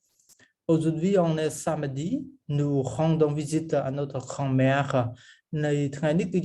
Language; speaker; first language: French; non-native, fluent; Khmer